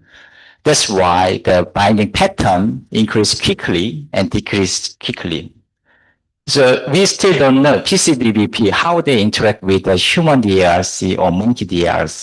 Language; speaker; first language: English; non-native, fluent; Korean